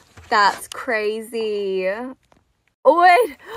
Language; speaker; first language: English; early bilingual, other home language; Korean